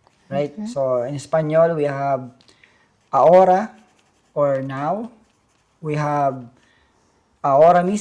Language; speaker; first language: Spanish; non-native, learner; Filipino